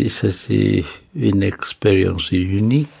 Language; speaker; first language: French; non-native, fluent; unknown